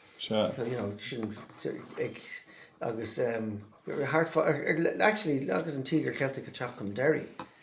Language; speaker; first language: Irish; native; Irish